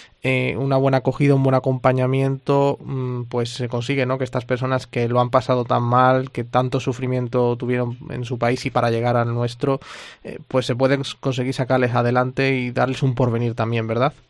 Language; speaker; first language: Spanish; native; Spanish